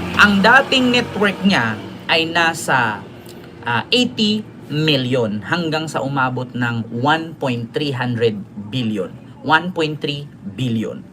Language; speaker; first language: Filipino; native; Filipino